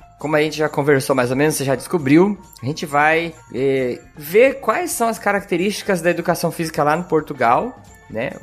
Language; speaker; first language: Portuguese; native; Portuguese